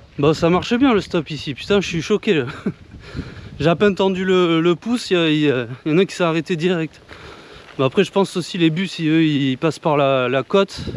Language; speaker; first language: French; native; French